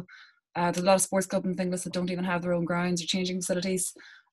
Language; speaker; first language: English; native; English